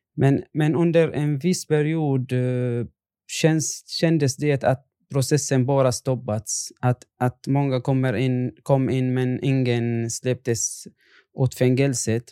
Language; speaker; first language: Swedish; non-native, fluent; Arabic